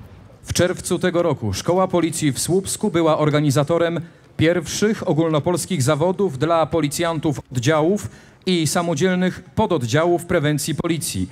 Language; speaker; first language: Polish; native; Polish